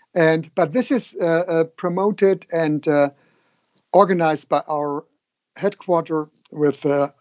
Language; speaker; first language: English; non-native, fluent; German